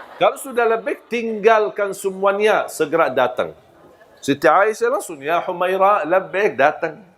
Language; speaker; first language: Malay; non-native, fluent; Arabic